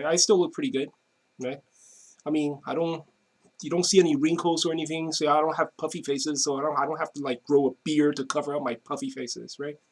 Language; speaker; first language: English; non-native, fluent; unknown